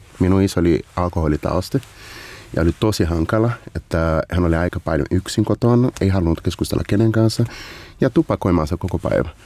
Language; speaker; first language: Finnish; non-native, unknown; Portuguese